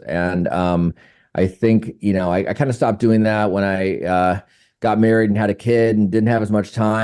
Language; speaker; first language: English; native; English